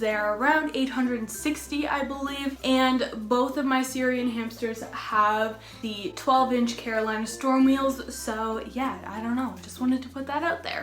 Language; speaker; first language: English; native; English